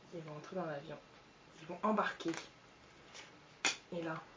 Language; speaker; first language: French; native; French